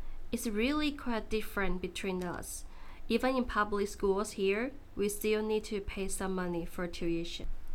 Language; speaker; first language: English; non-native, fluent; Chinese